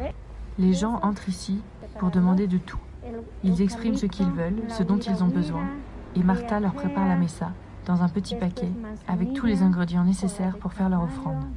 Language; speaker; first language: French; native; French